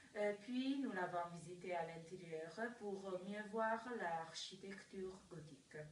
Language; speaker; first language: French; non-native, learner; Italian